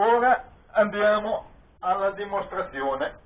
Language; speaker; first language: Italian; native; Italian